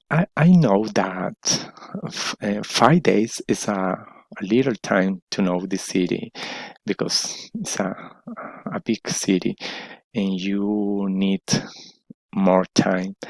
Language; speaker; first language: English; non-native, learner; Spanish